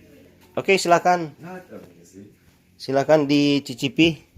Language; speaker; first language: Indonesian; native; Indonesian